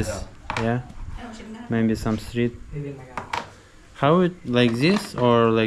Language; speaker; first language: English; non-native, learner; Russian